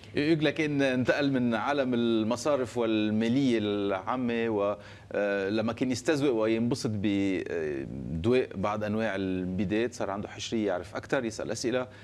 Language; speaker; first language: Arabic; native; Arabic